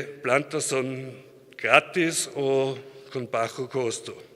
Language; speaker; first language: Spanish; non-native, learner; German